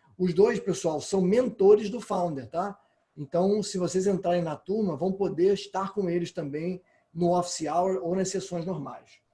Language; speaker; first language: Portuguese; native; Portuguese